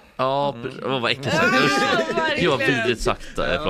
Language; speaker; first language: Swedish; native; Swedish